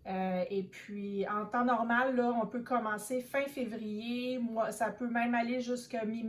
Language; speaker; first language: French; native; French